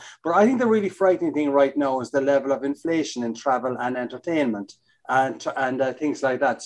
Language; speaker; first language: English; native; English